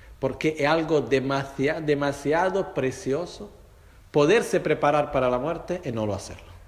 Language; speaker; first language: Spanish; non-native, fluent; Portuguese